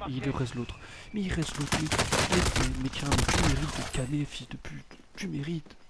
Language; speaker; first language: French; native; French